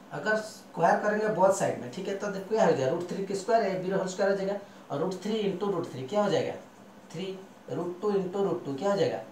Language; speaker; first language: Hindi; non-native, local second language; Bangla